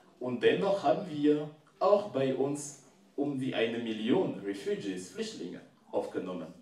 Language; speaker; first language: German; non-native, fluent; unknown